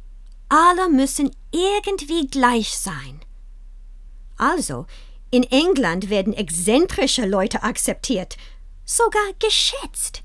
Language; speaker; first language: German; non-native, fluent; English